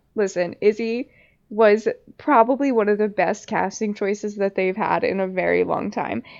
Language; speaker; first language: English; native; English